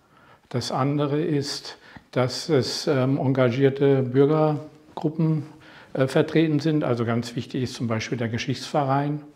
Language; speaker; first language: German; non-native, fluent; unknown